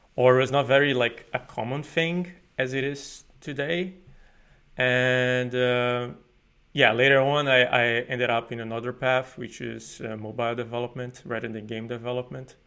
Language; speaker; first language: English; non-native, fluent; Portuguese